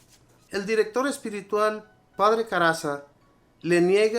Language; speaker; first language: Spanish; native; Spanish